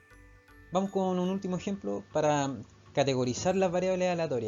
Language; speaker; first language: Spanish; native; Spanish